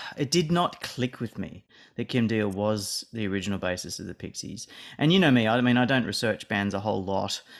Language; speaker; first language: English; native; English